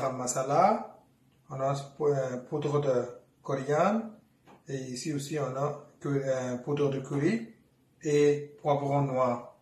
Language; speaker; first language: French; non-native, fluent; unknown